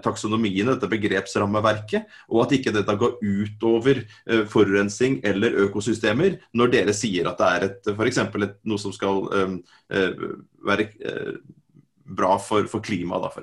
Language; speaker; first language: Norwegian; native; Norwegian